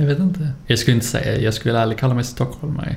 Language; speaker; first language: Swedish; native; Swedish